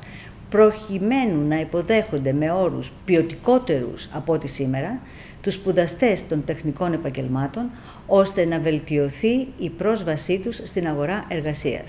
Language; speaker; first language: Greek; native; Greek